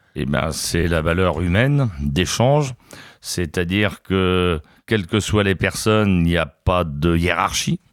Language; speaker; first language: French; native; French